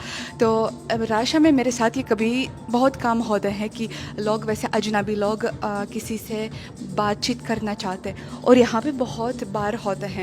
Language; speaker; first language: Hindi; non-native, fluent; Russian